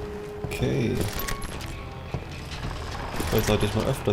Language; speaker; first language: German; native; German